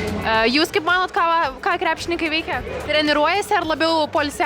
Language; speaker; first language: Lithuanian; native; Lithuanian